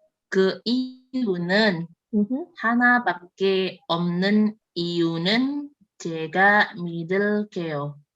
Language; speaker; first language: Korean; non-native, learner; Indonesian